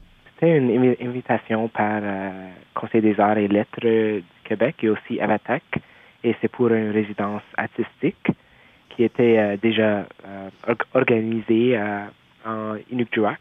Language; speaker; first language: French; non-native, local second language; English